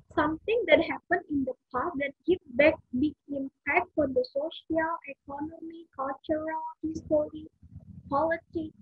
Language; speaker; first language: English; non-native, fluent; Indonesian